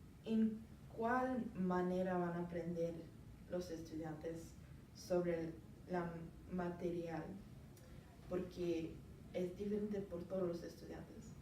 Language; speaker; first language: Spanish; non-native, learner; English